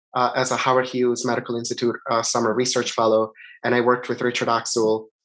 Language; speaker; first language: English; non-native, fluent; Italian